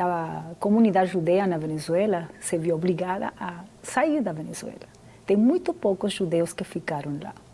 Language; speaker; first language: Portuguese; non-native, fluent; Spanish